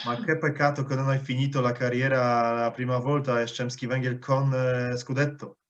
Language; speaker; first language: Italian; non-native, fluent; Polish